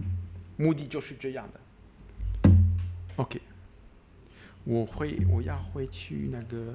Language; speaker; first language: Chinese; non-native, learner; French